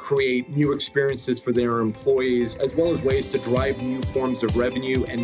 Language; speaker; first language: English; native; English